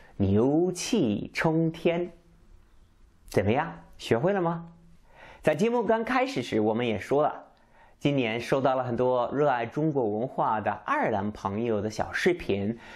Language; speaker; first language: Chinese; non-native, fluent; English